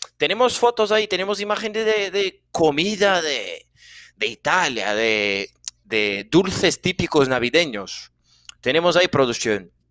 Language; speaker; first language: Spanish; non-native, fluent; Portuguese